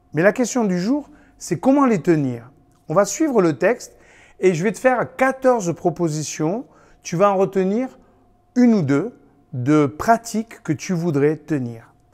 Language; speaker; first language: French; native; French